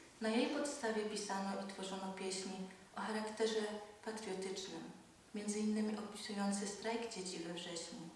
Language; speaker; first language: Polish; native; Polish